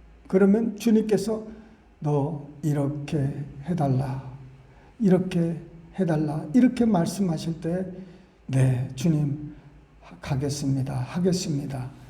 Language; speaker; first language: Korean; native; Korean